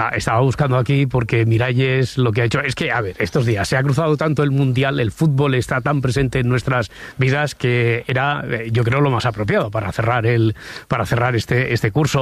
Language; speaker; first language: Spanish; native; Spanish